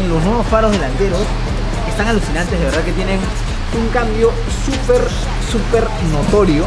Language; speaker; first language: Spanish; native; Spanish